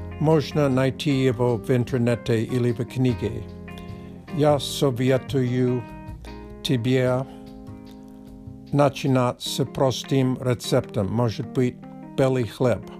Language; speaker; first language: Russian; non-native, learner; English